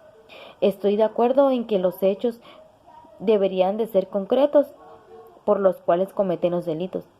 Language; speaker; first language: Spanish; native; Spanish